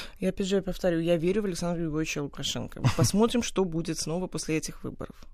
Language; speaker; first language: Russian; native; Russian